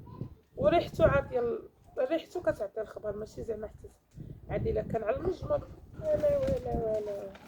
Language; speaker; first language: Arabic; native; Arabic